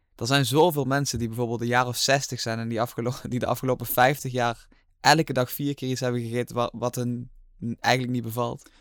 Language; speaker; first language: Dutch; native; Dutch